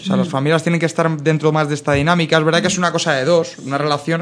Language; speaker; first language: Spanish; native; Spanish